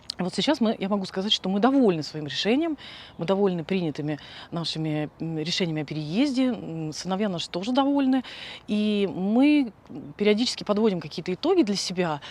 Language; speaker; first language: Russian; native; Russian